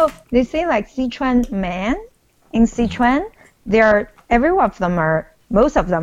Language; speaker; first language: English; non-native, fluent; Chinese